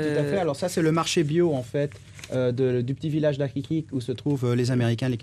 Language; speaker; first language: French; native; French